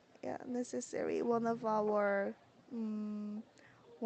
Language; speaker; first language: English; non-native, learner; Korean